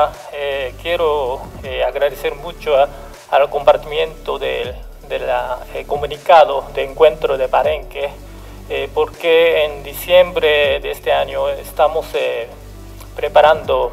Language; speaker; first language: Spanish; non-native, fluent; Japanese